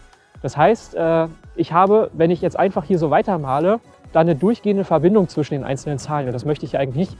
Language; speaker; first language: German; native; German